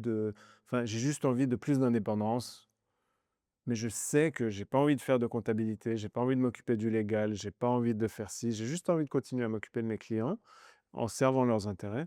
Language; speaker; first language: French; native; French